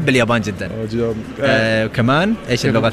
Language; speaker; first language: Arabic; native; Arabic